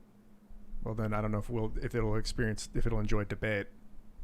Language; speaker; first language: English; native; English